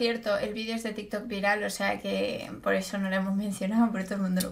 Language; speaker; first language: Spanish; native; Spanish